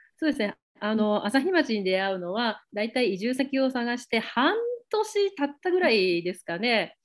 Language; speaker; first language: Japanese; native; Japanese